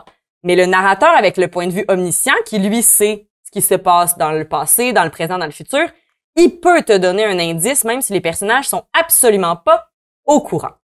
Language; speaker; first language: French; native; French